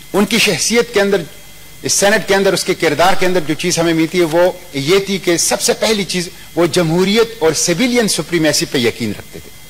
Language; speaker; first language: Urdu; non-native, local second language; Pashto